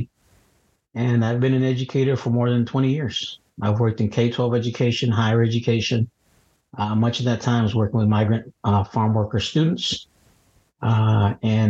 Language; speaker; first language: English; native; English